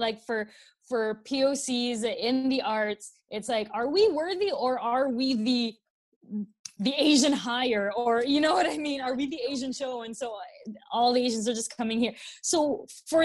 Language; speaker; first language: English; non-native, local second language; Filipino